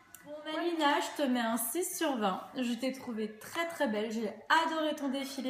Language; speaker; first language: French; native; French